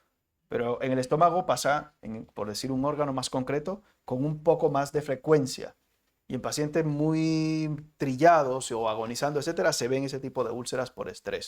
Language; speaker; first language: Spanish; native; Spanish